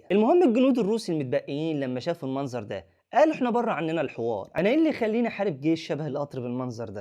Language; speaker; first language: Arabic; native; Arabic